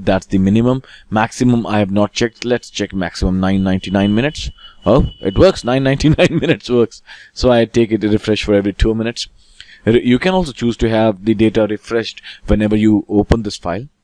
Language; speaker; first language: English; non-native, local second language; Hindi